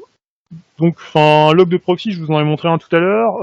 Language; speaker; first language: French; native; French